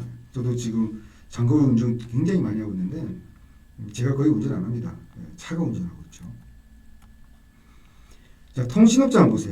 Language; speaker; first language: Korean; native; Korean